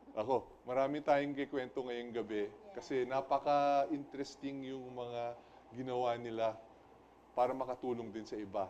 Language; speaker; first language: Filipino; native; Filipino